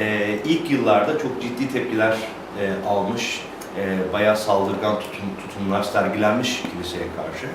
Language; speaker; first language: Turkish; native; Turkish